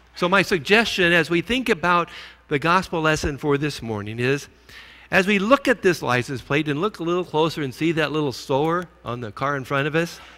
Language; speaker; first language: English; native; English